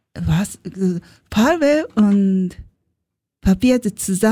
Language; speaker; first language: German; non-native, learner; Japanese